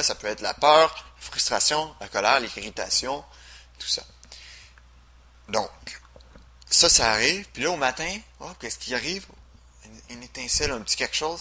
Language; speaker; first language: French; native; French